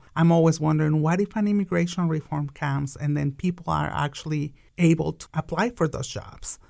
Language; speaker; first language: English; non-native, fluent; Spanish